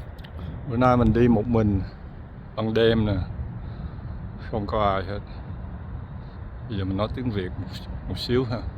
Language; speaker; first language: Vietnamese; early bilingual, other home language; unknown